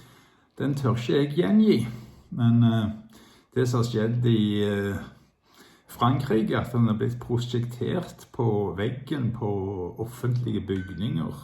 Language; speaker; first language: Norwegian; native; Norwegian